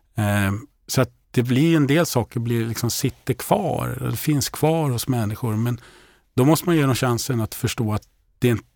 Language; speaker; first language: Swedish; native; Swedish